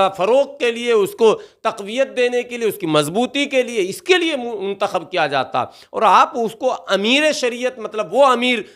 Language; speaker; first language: Hindi; native; Hindi